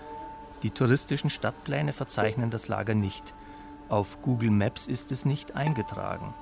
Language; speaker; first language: German; native; German